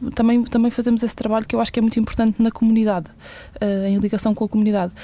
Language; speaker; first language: Portuguese; early bilingual, other home language; English